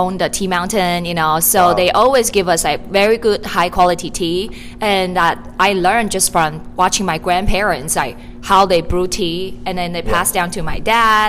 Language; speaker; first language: English; non-native, fluent; Chinese